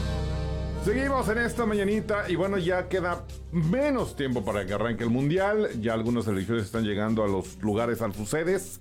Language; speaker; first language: Spanish; native; Spanish